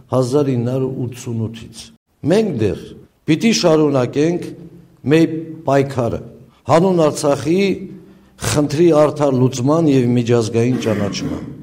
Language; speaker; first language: Armenian; native; Armenian